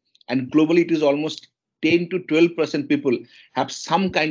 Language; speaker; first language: English; non-native, local second language; Bangla